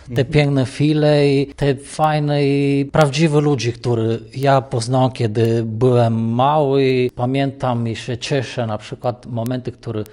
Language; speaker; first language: Polish; non-native, fluent; Romanian